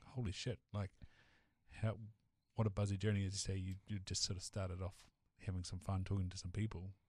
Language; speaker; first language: English; native; English